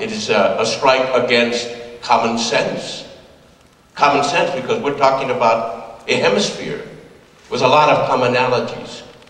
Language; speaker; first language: English; early bilingual, other home language; Spanish